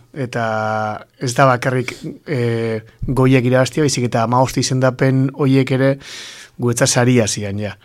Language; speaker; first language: Basque; native; Basque